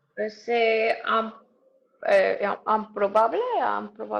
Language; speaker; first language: French; non-native, learner; Spanish